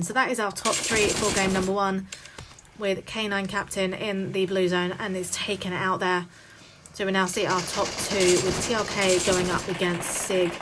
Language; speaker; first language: English; native; English